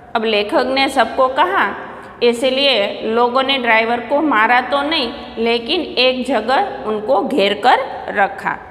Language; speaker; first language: Hindi; non-native, local second language; Gujarati